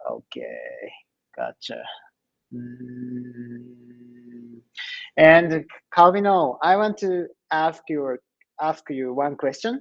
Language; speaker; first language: English; non-native, learner; Japanese